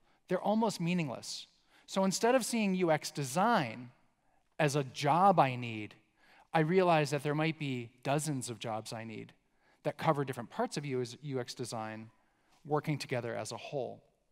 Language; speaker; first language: English; native; English